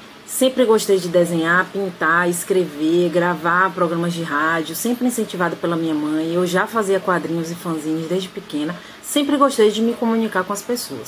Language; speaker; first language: Portuguese; native; Portuguese